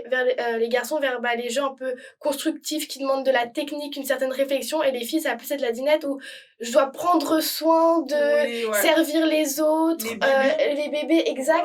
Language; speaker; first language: French; native; French